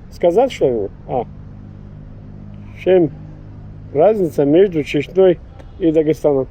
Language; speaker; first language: Russian; non-native, local second language; Chechen